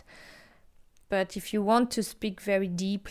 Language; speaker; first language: English; non-native, fluent; French